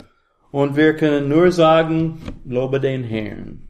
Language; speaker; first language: German; non-native, learner; English